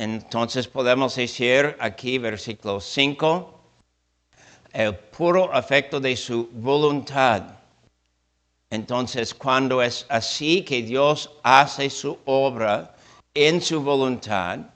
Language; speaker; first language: Spanish; non-native, fluent; English